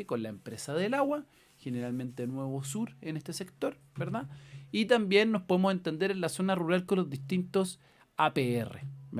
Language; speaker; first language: Spanish; native; Spanish